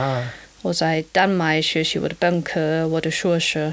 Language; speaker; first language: Chinese; non-native, fluent; German